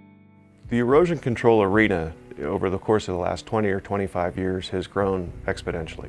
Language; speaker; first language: English; native; English